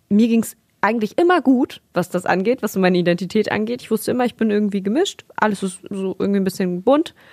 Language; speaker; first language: German; early bilingual, other home language; Spanish